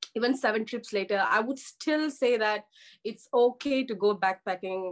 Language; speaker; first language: English; non-native, local second language; Telugu